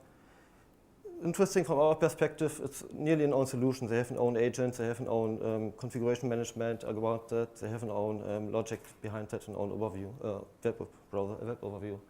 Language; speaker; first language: English; non-native, fluent; German